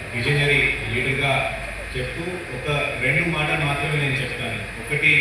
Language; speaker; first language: Telugu; non-native, local second language; Marathi